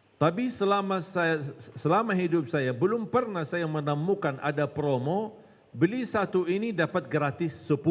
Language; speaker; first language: Malay; non-native, fluent; Arabic